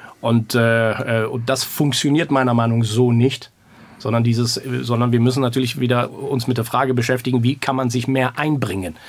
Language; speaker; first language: German; early bilingual, other home language; Persian